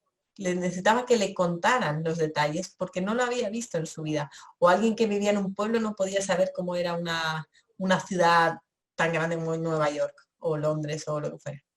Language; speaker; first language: Spanish; native; Spanish